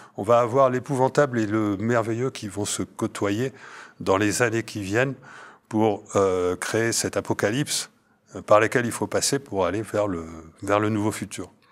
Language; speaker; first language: French; native; French